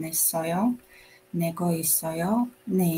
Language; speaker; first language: Korean; non-native, learner; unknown